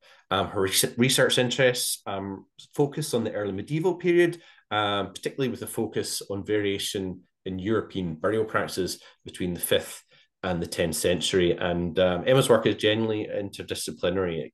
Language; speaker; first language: English; native; English